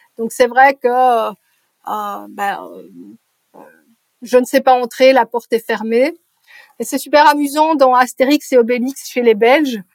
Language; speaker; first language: French; native; French